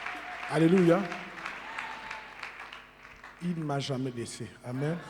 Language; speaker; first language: French; non-native, local second language; Lingala